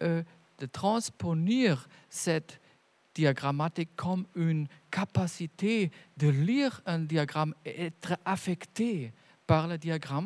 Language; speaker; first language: French; non-native, fluent; German